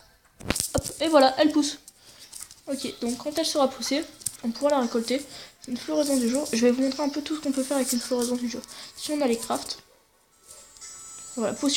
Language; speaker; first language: French; native; French